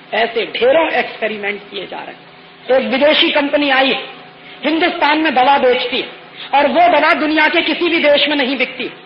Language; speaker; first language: Hindi; native; Hindi